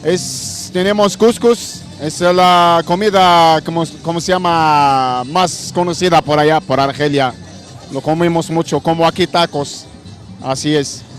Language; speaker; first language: Spanish; non-native, learner; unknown